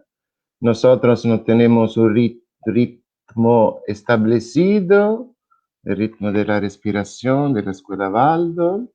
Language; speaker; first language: Spanish; non-native, fluent; Italian